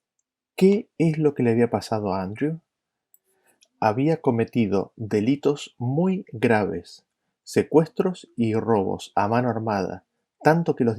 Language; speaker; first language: Spanish; native; Spanish